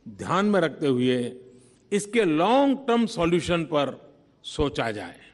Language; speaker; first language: Hindi; native; Hindi